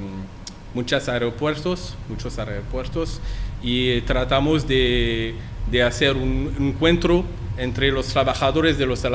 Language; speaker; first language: Spanish; non-native, learner; French